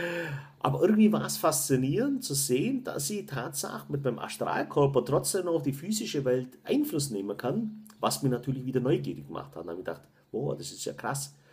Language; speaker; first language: German; native; German